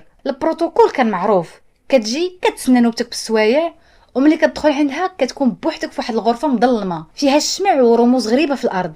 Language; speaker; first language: Arabic; native; Arabic